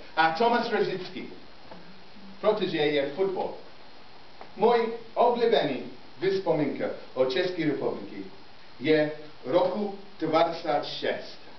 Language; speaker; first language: Czech; non-native, learner; English